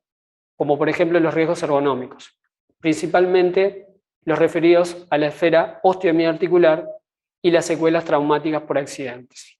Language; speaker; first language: Spanish; native; Spanish